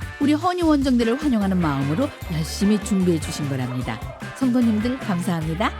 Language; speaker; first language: Korean; native; Korean